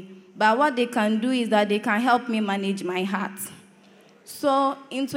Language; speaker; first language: English; non-native, local second language; Akan